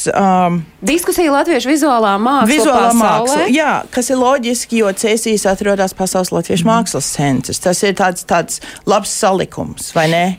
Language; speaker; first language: Latvian; early bilingual, heritage; Latvian